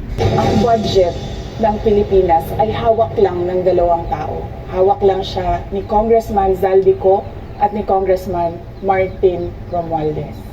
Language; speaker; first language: Filipino; non-native, local second language; Cebuano